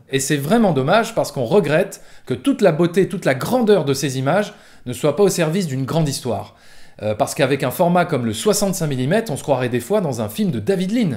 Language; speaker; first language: French; native; French